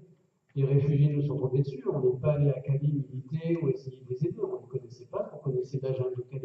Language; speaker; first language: French; native; French